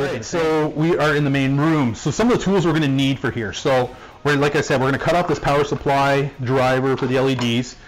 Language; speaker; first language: English; native; English